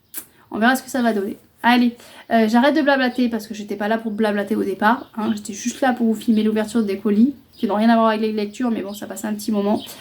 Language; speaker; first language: French; native; French